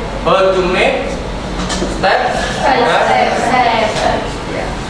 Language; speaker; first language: English; non-native, learner; Indonesian